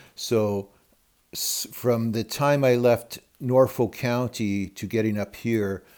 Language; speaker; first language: English; native; English